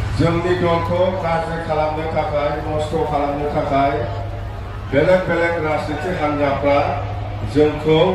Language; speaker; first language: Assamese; non-native, local second language; Bodo